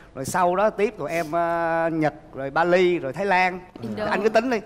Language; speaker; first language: Vietnamese; native; Vietnamese